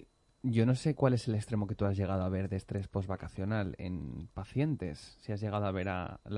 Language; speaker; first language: Spanish; native; Spanish